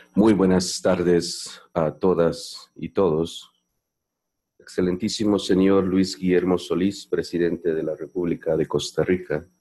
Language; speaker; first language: Spanish; non-native, fluent; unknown